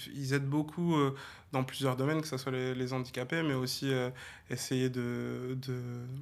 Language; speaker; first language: French; native; French